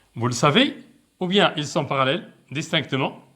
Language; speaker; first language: French; non-native, local second language; Arabic